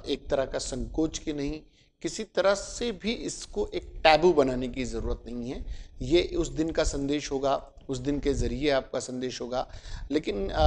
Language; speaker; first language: Hindi; native; Hindi